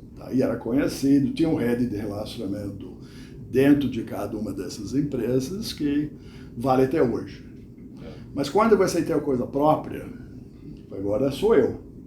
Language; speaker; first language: Portuguese; non-native, fluent; English